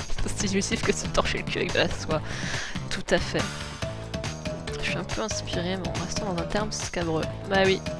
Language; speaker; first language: French; native; French